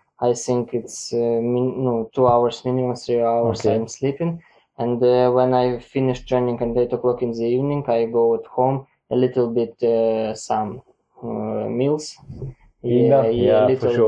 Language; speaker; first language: English; non-native, learner; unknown